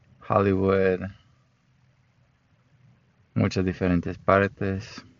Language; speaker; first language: Spanish; non-native, fluent; English